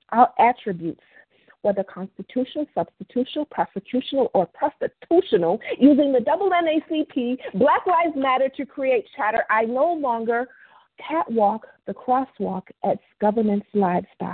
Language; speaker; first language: English; native; English